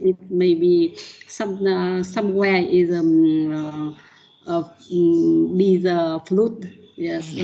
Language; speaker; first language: English; non-native, learner; Vietnamese